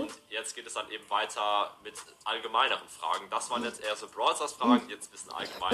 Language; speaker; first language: German; native; German